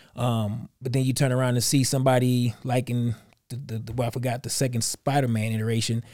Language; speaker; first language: English; native; English